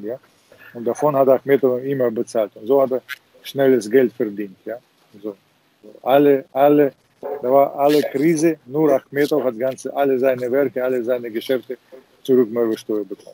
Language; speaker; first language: German; non-native, fluent; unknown